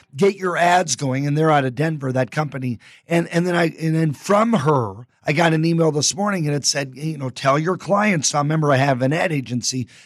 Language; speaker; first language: English; native; English